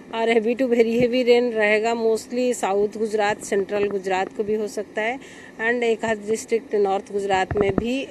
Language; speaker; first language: Hindi; non-native, local second language; Gujarati